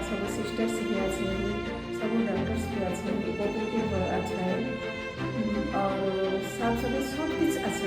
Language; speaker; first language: Hindi; non-native, local second language; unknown